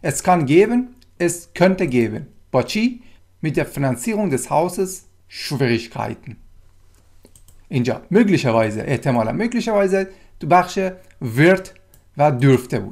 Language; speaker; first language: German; non-native, fluent; Persian